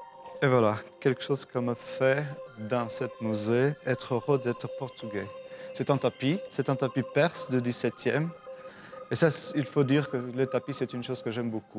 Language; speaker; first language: French; non-native, fluent; Portuguese